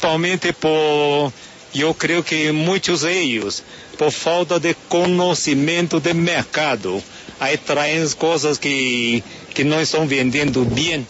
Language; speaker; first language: Spanish; non-native, fluent; Chinese